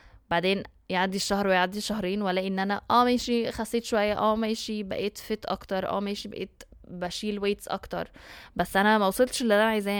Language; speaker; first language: Arabic; early bilingual, heritage; Arabic